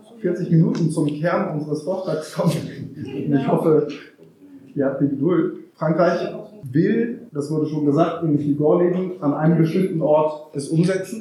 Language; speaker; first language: German; native; German